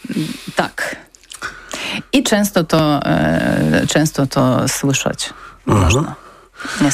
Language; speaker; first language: Polish; non-native, learner; Ukrainian